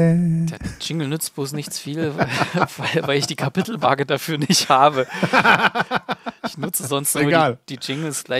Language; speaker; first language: German; native; German